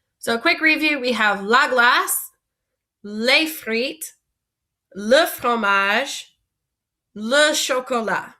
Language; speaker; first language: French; non-native, fluent; English